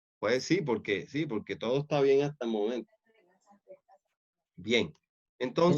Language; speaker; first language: Spanish; native; Spanish